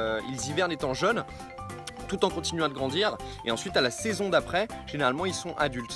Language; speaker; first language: French; native; French